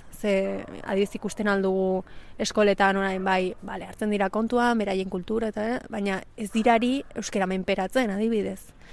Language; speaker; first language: Basque; early bilingual, other home language; Spanish